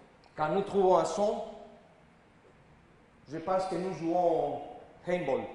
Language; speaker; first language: French; non-native, learner; Spanish